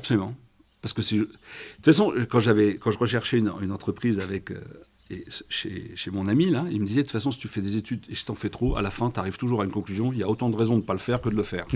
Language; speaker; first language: French; native; French